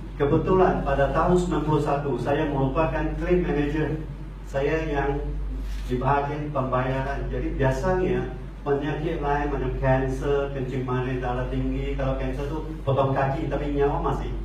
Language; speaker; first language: Malay; non-native, local second language; Min Nan Chinese